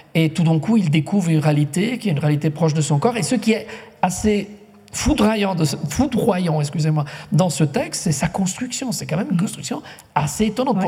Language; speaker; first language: French; non-native, local second language; Italian